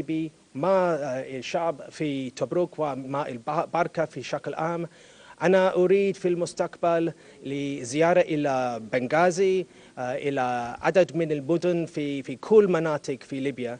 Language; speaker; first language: Arabic; non-native, learner; English